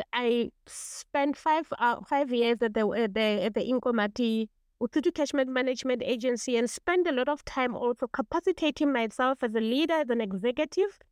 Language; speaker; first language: English; non-native, local second language; Tswana